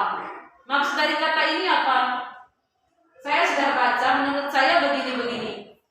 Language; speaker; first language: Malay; non-native, local second language; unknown